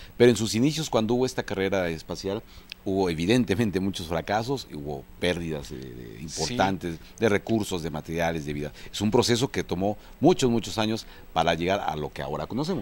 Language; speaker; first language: Spanish; native; Spanish